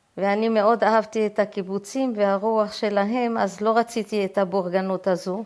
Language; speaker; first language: Hebrew; early bilingual, heritage; Hebrew